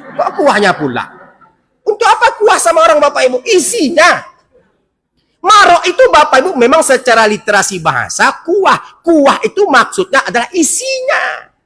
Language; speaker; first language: Indonesian; non-native, local second language; Minangkabau